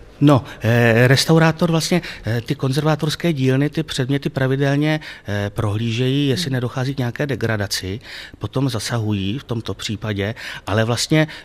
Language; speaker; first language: Czech; native; Czech